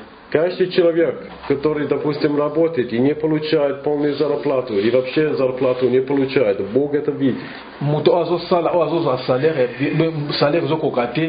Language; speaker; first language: Russian; non-native, fluent; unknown